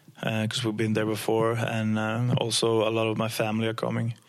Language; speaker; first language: English; non-native, fluent; Norwegian